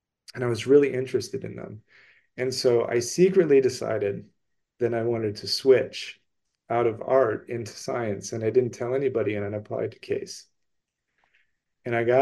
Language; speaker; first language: English; native; English